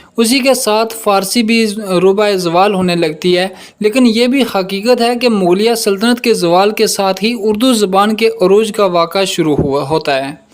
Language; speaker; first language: Urdu; native; Urdu